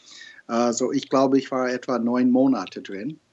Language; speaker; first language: German; non-native, fluent; English